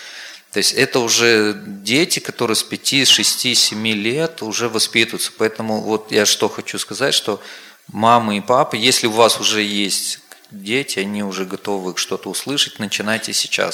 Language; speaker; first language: Russian; native; Russian